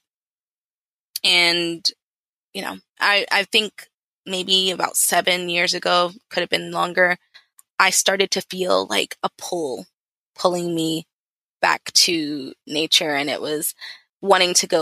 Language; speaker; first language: English; native; English